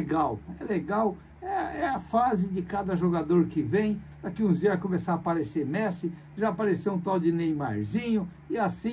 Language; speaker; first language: Portuguese; native; Portuguese